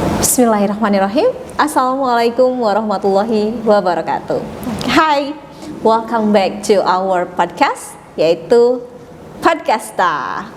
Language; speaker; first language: Indonesian; native; Indonesian